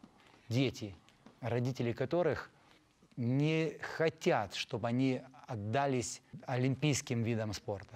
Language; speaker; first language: Russian; native; Russian